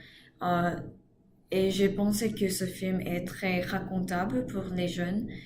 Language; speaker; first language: French; non-native, learner; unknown